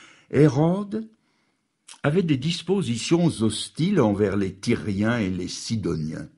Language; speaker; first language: French; native; French